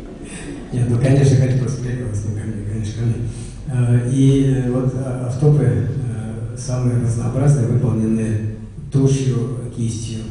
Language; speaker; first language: Russian; native; Russian